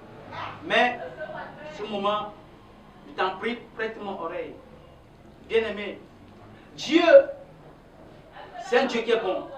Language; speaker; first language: French; non-native, local second language; Ewe